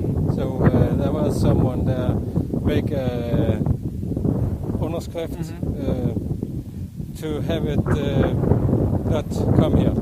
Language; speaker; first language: English; non-native, learner; Danish